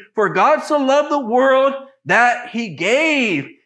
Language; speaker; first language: English; native; English